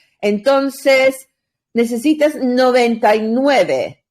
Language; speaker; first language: Spanish; non-native, learner; English